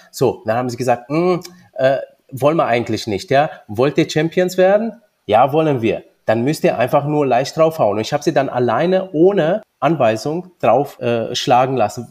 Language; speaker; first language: German; early bilingual, other home language; Romanian